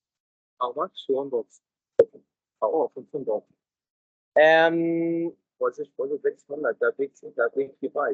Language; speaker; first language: German; native; German